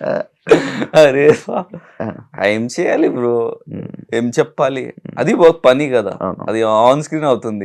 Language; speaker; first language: Telugu; non-native, learner; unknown